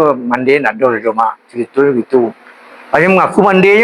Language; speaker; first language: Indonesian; non-native, local second language; Minangkabau